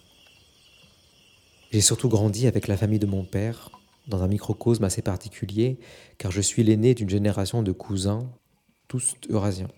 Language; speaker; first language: French; native; French